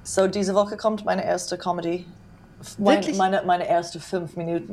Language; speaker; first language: German; non-native, fluent; English